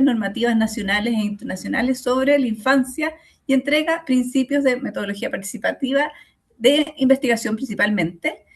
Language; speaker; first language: Spanish; native; Spanish